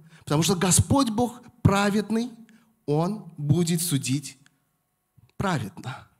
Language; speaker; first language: Russian; non-native, fluent; Korean